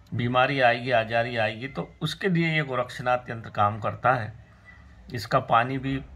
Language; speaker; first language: Hindi; native; Hindi